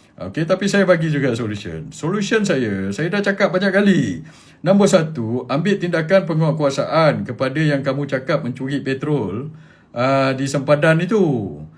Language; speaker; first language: Malay; native; Malay